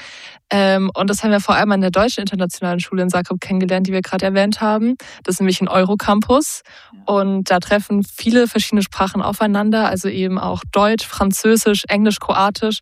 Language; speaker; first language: German; native; German